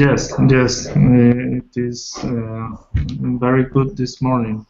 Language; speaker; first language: English; non-native, learner; Spanish